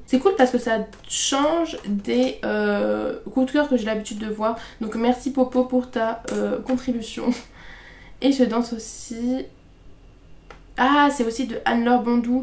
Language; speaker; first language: French; native; French